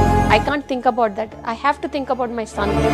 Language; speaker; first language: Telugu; non-native, fluent; Tamil